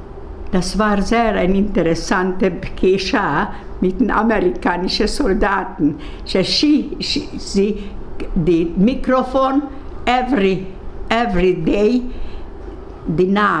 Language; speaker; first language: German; non-native, learner; Hungarian